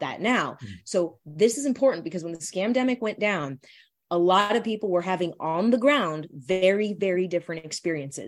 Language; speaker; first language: English; native; English